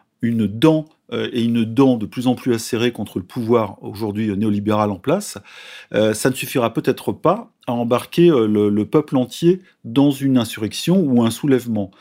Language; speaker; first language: French; native; French